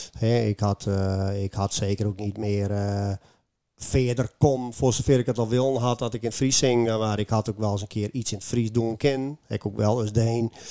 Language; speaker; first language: Dutch; native; Dutch